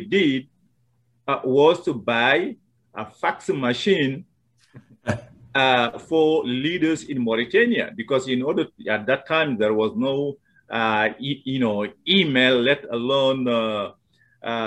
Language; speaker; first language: English; non-native, fluent; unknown